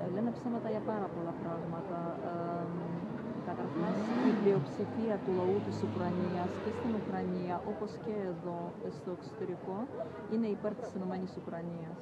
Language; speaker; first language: Greek; non-native, fluent; Ukrainian